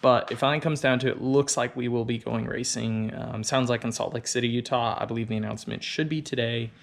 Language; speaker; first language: English; native; English